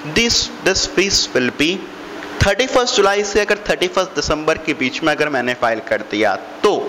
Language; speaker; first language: Hindi; native; Hindi